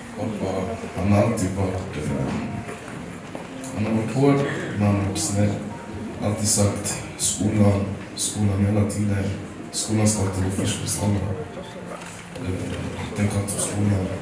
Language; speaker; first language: Swedish; early bilingual, other home language; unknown